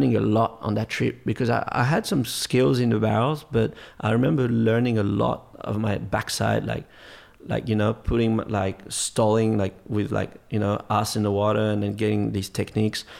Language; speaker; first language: English; non-native, fluent; French